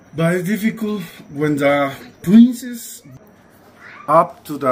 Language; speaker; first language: English; non-native, learner; Spanish